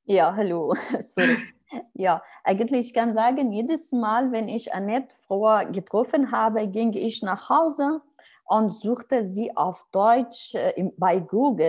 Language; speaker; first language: German; non-native, learner; Arabic